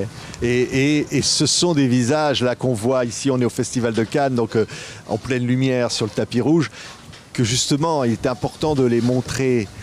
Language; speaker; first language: French; native; French